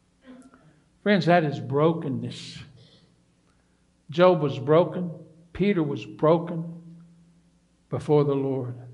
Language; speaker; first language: English; native; English